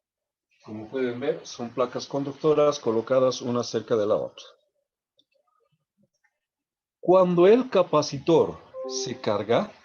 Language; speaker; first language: Spanish; native; Spanish